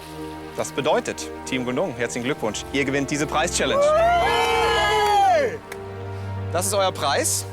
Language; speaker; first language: German; native; German